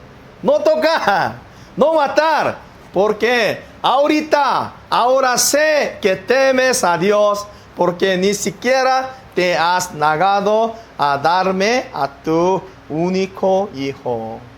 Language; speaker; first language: Spanish; non-native, learner; Korean